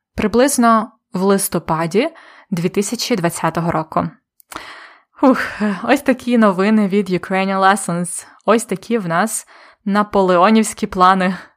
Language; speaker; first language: Ukrainian; native; Ukrainian